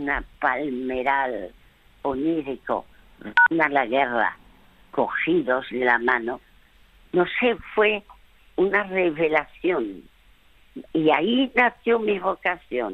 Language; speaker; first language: Spanish; early bilingual, other home language; French